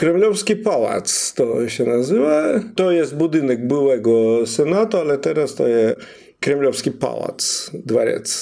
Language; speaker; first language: Polish; non-native, fluent; Russian